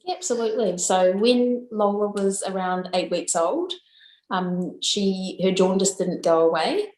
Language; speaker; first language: English; native; English